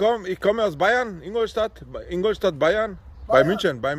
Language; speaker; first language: German; early bilingual, other home language; Bosnian